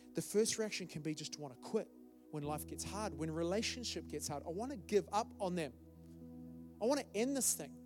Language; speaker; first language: English; native; English